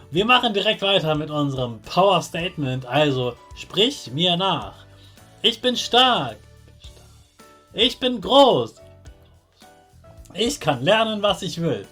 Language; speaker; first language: German; native; German